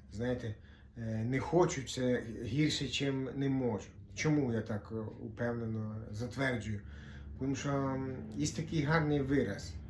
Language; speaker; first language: Ukrainian; non-native, local second language; Russian